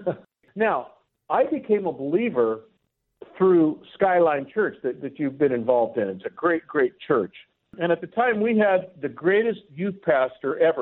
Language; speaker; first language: English; native; English